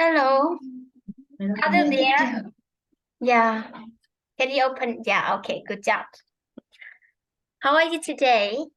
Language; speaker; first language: English; non-native, fluent; Vietnamese